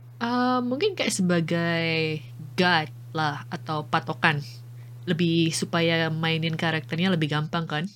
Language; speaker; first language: Indonesian; native; Indonesian